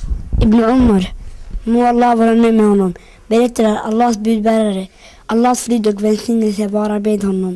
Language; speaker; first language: Swedish; early bilingual, other home language; Somali